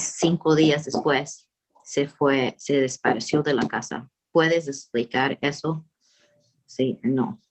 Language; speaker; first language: Spanish; early bilingual, heritage; Spanish